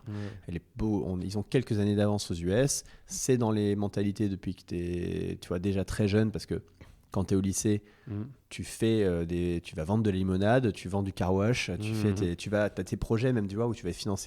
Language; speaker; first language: French; native; French